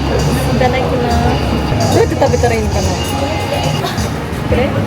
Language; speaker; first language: Japanese; native; Japanese